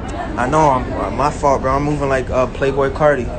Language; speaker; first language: English; native; English